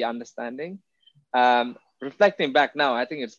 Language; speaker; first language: English; non-native, local second language; Tamil